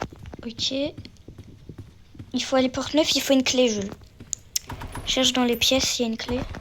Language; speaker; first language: French; native; French